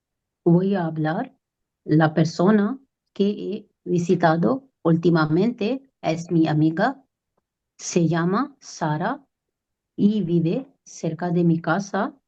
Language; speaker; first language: Spanish; non-native, learner; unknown